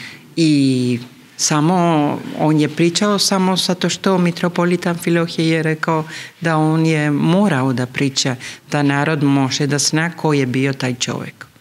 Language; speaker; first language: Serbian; early bilingual, heritage; Spanish